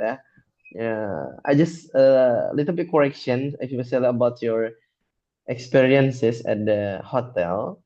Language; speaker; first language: English; non-native, fluent; Indonesian